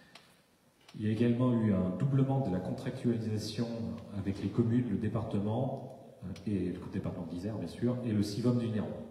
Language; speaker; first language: French; native; French